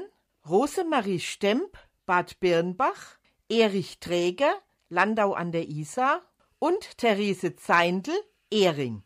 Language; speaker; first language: German; native; German